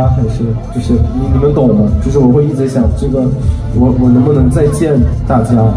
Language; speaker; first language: Chinese; non-native, fluent; Thai